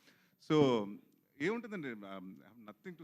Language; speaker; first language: Telugu; native; Telugu